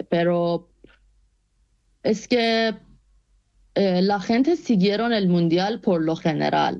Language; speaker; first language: Spanish; non-native, fluent; Persian